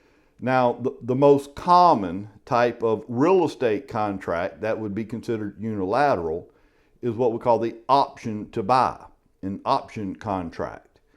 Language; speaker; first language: English; native; English